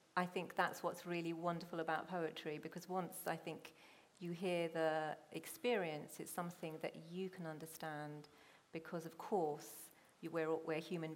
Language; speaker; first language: English; non-native, local second language; Punjabi